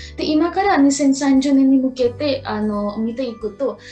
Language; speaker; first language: Japanese; non-native, fluent; Marathi